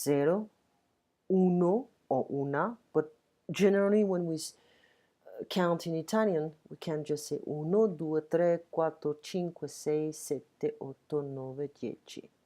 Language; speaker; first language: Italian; non-native, fluent; French